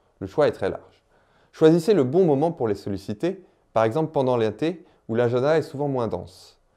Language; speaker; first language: French; native; French